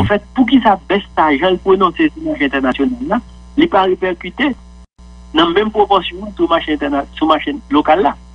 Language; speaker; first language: French; non-native, local second language; Haitian Creole